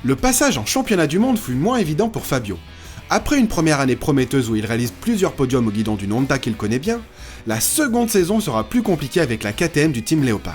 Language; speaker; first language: French; native; French